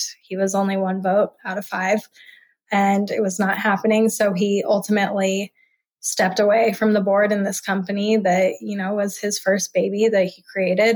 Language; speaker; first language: English; native; English